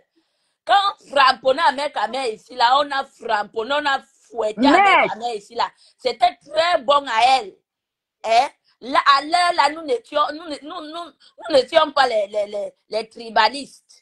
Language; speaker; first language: French; non-native, local second language; Lingala